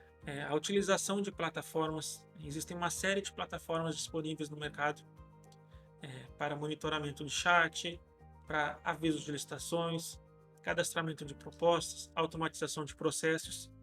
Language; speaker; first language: Portuguese; native; Portuguese